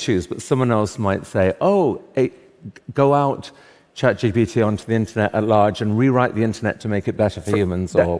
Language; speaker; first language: English; native; English